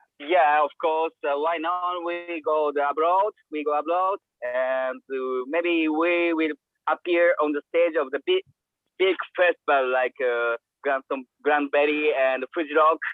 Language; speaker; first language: English; non-native, learner; Japanese